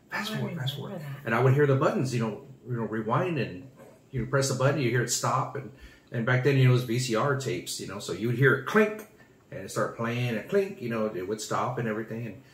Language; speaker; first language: English; native; English